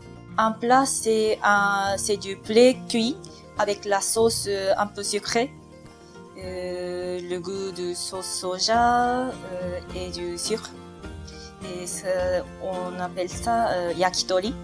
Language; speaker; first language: French; non-native, learner; Japanese